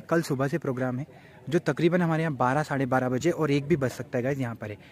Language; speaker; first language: Hindi; native; Hindi